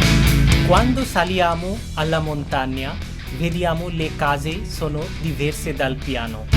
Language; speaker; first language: Italian; non-native, fluent; Bangla